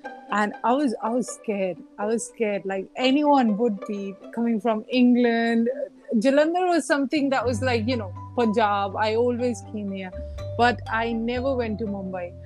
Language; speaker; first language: English; early bilingual, other home language; Punjabi